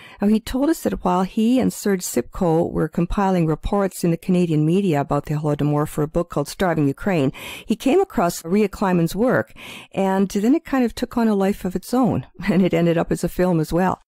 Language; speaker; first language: English; native; English